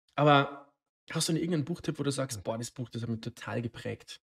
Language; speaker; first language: German; native; German